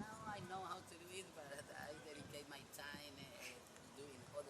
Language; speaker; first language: English; non-native, learner; Spanish